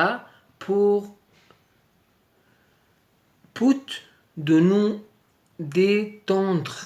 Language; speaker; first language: French; native; French